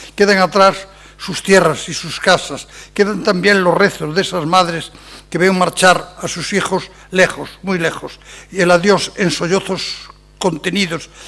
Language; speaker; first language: Spanish; non-native, local second language; Galician